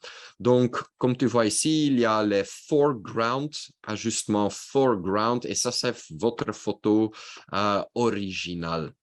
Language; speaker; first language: French; non-native, local second language; Dutch